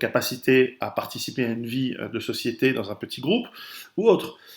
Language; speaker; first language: French; native; French